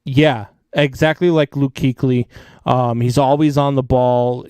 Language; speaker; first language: English; native; English